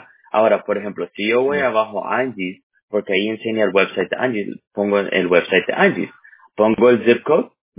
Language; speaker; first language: Spanish; early bilingual, heritage; Spanish